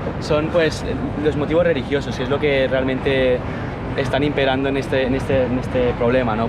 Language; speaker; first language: Spanish; native; Spanish